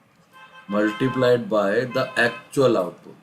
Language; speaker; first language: English; non-native, local second language; Hindi